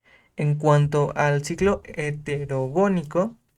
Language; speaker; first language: Spanish; native; Spanish